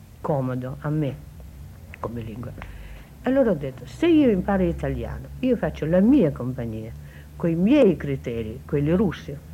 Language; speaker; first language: Italian; non-native, fluent; Russian